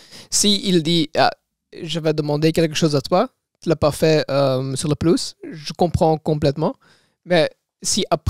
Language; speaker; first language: French; non-native, local second language; Dutch